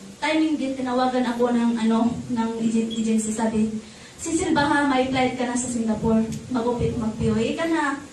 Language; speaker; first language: Filipino; non-native, local second language; Cebuano